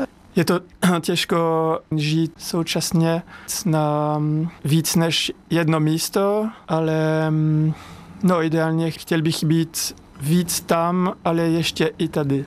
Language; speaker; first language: Czech; non-native, fluent; French